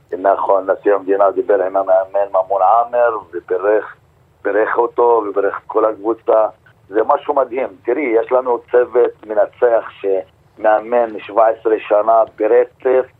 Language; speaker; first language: Hebrew; non-native, local second language; Arabic